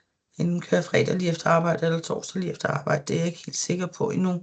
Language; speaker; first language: Danish; native; Danish